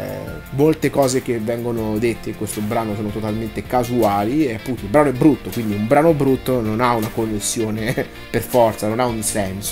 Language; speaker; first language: Italian; native; Italian